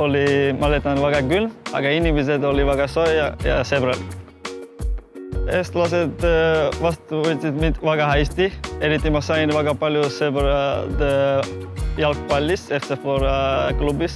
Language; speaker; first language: Estonian; non-native, fluent; Georgian